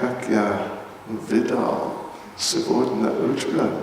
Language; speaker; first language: Russian; non-native, learner; English